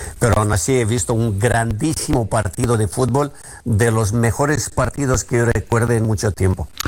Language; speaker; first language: Spanish; non-native, fluent; Romanian